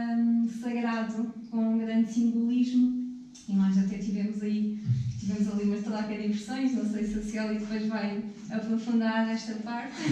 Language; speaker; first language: Portuguese; native; Portuguese